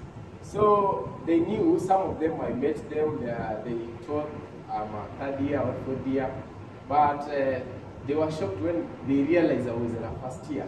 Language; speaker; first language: English; non-native, local second language; Swahili